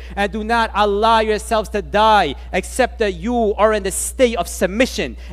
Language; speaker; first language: English; native; English